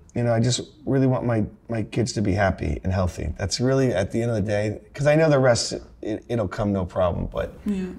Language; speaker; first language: English; native; English